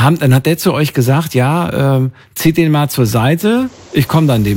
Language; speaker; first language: German; native; German